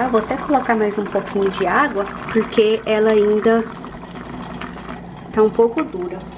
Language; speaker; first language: Portuguese; native; Portuguese